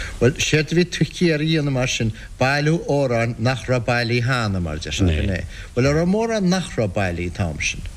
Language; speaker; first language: Irish; native; Irish